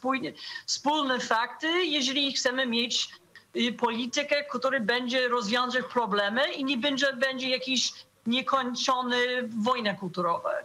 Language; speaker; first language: Polish; non-native, fluent; English